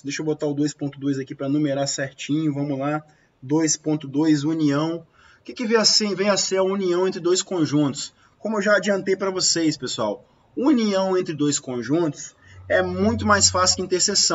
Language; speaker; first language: Portuguese; native; Portuguese